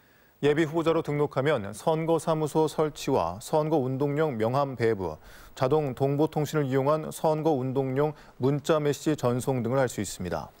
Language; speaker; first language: Korean; native; Korean